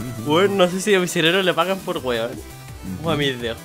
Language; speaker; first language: Spanish; native; Spanish